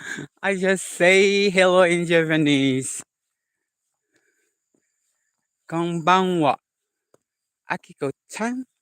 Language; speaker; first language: English; non-native, learner; Indonesian